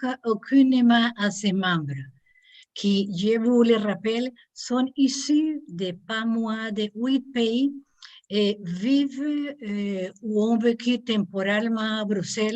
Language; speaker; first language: French; non-native, learner; Spanish